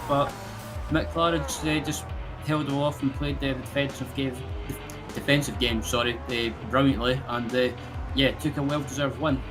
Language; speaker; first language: English; native; English